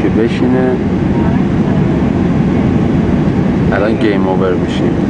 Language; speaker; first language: Persian; native; Persian